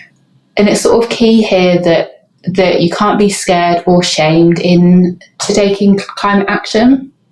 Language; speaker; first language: English; native; English